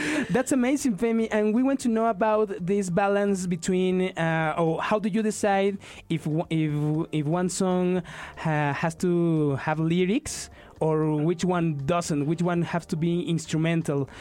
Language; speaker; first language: English; non-native, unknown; Spanish